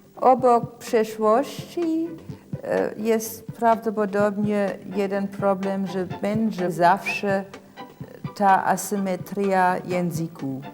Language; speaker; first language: Polish; non-native, fluent; German